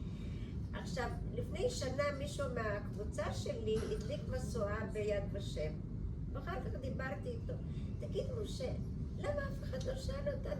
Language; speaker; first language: Hebrew; early bilingual, other home language; Bulgarian